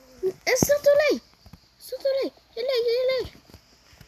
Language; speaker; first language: Italian; early bilingual, other home language; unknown